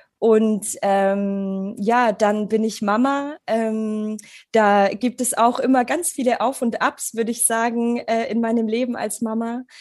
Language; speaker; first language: German; early bilingual, other home language; Polish